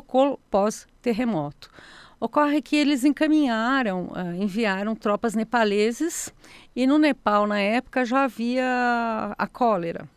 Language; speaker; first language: Portuguese; native; Portuguese